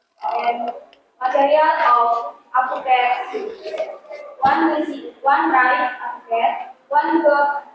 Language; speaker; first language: English; non-native, learner; Indonesian